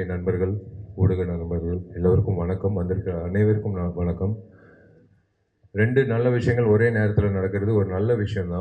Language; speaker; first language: Tamil; native; Tamil